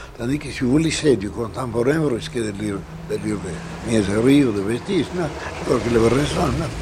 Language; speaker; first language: French; non-native, fluent; Spanish